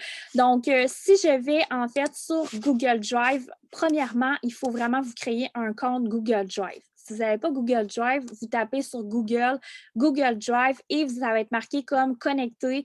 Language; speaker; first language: French; native; French